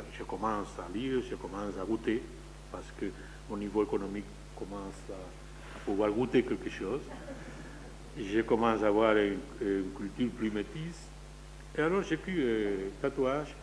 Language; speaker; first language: French; non-native, fluent; Spanish